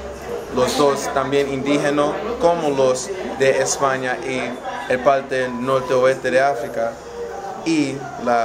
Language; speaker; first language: Spanish; non-native, learner; English